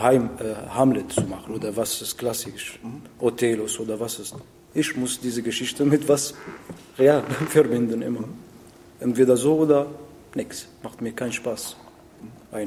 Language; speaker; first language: German; non-native, learner; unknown